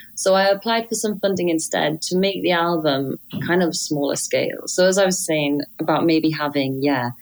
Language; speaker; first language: English; native; English